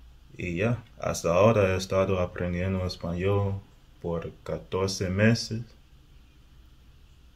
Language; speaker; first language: Spanish; non-native, learner; English